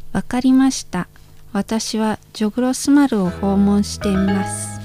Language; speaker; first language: Japanese; non-native, fluent; Indonesian